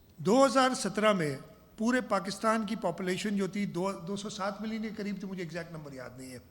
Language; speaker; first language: Urdu; non-native, local second language; Sindhi